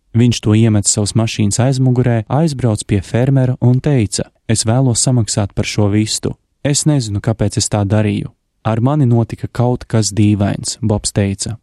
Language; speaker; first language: Latvian; native; Latvian